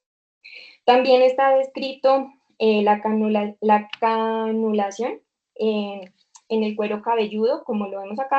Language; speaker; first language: Spanish; native; Spanish